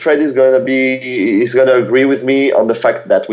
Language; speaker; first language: English; non-native, fluent; French